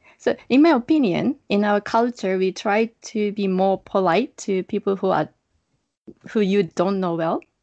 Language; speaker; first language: English; non-native, fluent; Japanese